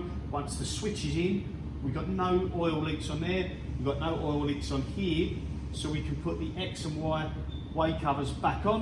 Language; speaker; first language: English; native; English